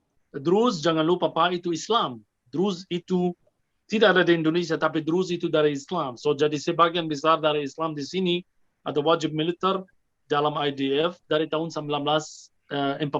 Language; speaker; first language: Indonesian; non-native, fluent; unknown